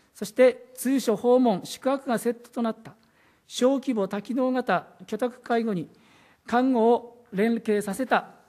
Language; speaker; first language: Japanese; native; Japanese